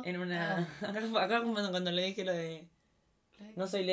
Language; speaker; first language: Spanish; native; Spanish